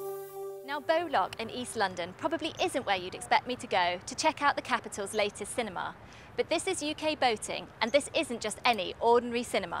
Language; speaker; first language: English; native; English